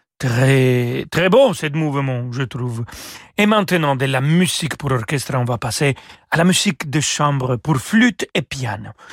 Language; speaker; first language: French; non-native, fluent; Spanish